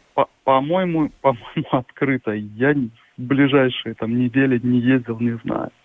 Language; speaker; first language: Russian; native; Russian